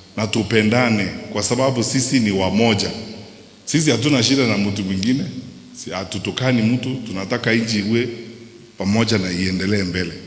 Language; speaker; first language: Swahili; non-native, local second language; Gusii